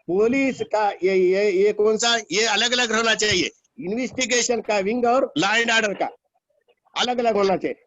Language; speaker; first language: Hindi; non-native, local second language; Telugu